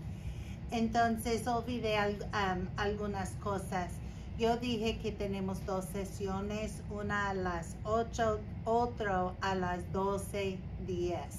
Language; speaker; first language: Spanish; non-native, learner; English